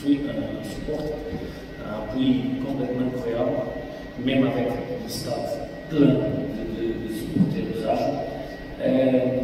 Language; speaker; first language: French; non-native, fluent; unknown